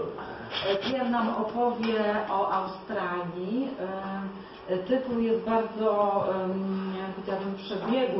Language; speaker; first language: Polish; native; Polish